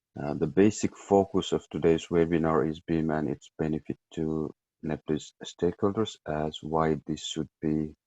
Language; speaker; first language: English; non-native, local second language; Nepali